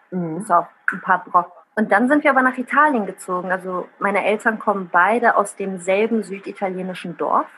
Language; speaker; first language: German; early bilingual, other home language; Italian